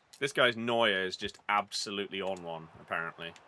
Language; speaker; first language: English; native; English